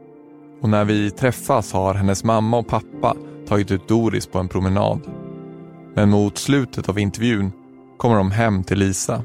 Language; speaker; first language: Swedish; native; Swedish